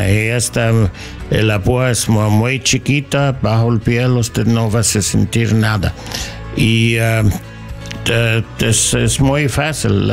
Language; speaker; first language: Spanish; non-native, learner; English